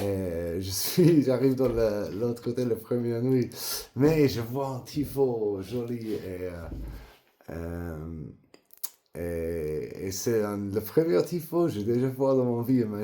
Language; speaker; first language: French; non-native, learner; English